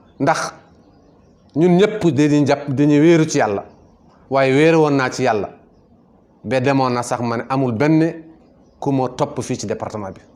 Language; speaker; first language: Wolof; non-native, local second language; Fula